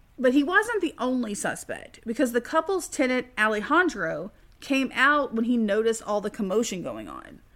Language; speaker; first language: English; native; English